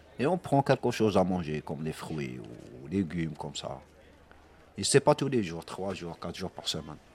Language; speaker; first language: French; non-native, local second language; Arabic